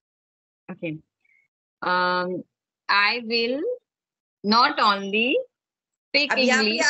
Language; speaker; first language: English; non-native, learner; Hindi